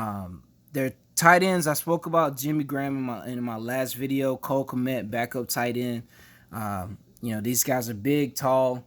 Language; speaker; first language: English; native; English